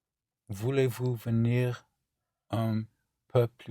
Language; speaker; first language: French; non-native, learner; English